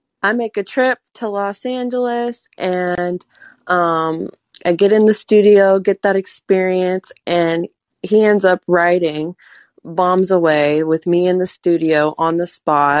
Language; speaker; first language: English; native; English